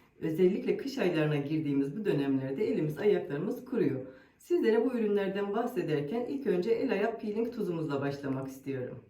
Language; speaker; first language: Turkish; native; Turkish